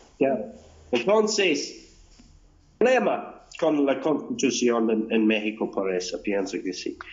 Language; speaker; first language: Spanish; non-native, learner; English